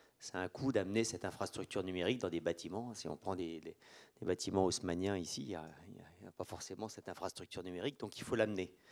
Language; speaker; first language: French; native; French